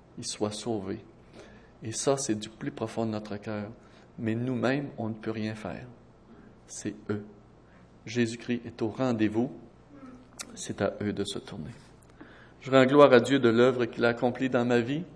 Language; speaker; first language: French; native; French